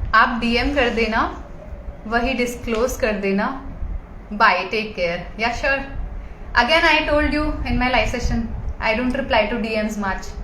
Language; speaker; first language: Hindi; native; Hindi